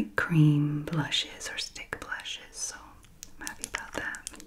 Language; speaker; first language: English; native; English